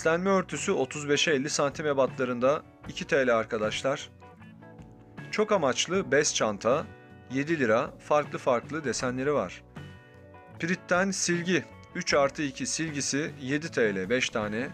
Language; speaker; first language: Turkish; native; Turkish